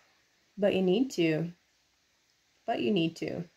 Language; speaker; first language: English; native; English